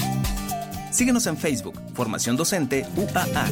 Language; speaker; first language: Spanish; native; Spanish